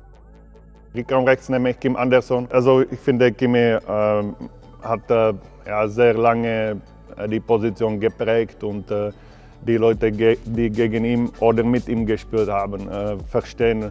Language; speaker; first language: German; non-native, fluent; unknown